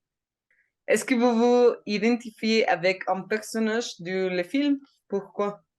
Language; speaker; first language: French; non-native, learner; Spanish